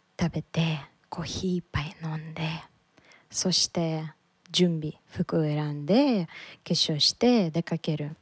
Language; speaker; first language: Japanese; non-native, learner; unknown